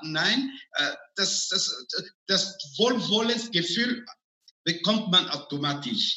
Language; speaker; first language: German; non-native, fluent; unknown